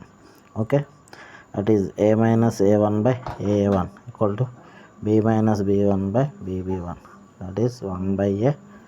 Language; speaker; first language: English; non-native, local second language; Telugu